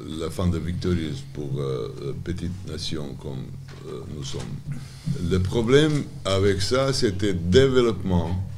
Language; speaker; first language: French; non-native, learner; Serbian